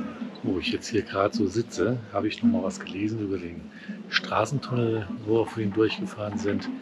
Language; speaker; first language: German; native; German